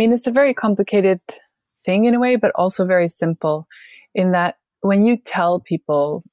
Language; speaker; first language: English; native; English